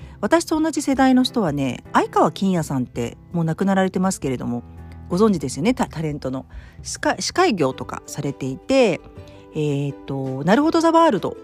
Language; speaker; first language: Japanese; native; Japanese